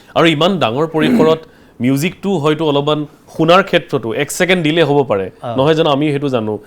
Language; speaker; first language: Assamese; native; Assamese